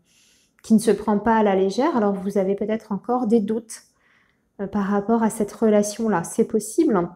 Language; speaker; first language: French; native; French